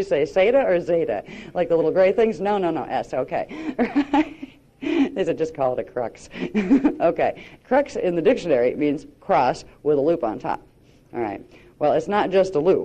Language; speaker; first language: English; native; English